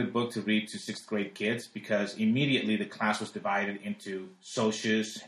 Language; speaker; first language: English; early bilingual, other home language; Spanish